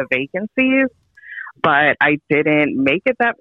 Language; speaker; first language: English; native; English